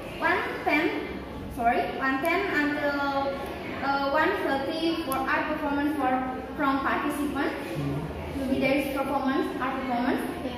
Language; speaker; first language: English; non-native, learner; Indonesian